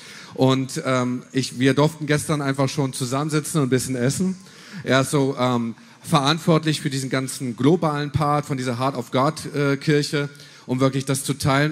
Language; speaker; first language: German; native; German